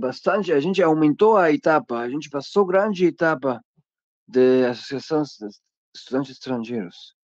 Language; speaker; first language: Portuguese; non-native, learner; Arabic